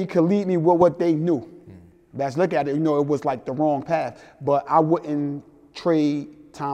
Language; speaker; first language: English; native; English